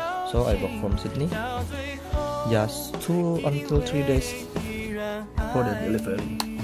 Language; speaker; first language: English; non-native, learner; Indonesian